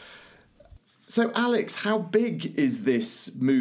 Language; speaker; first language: English; native; English